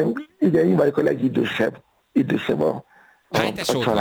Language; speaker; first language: Hungarian; non-native, fluent; Yoruba